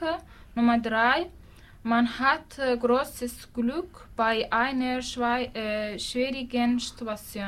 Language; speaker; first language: German; non-native, learner; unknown